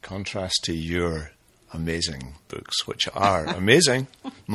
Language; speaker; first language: English; native; English